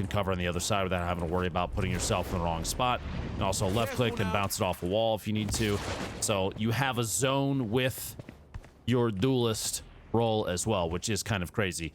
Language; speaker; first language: English; native; English